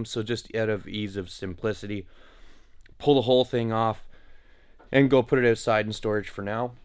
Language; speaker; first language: English; native; English